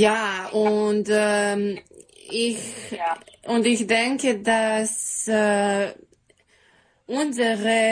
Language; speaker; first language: German; non-native, learner; Serbian